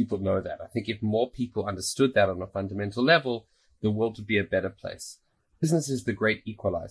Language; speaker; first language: English; native; English